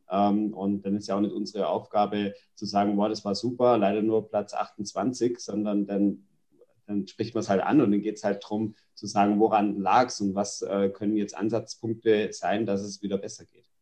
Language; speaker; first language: German; native; German